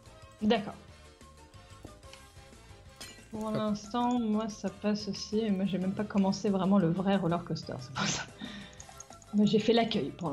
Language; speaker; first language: French; native; French